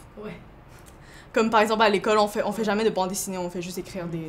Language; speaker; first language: French; early bilingual, other home language; Chinese